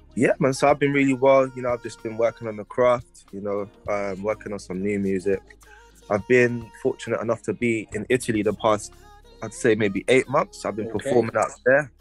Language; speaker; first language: English; native; English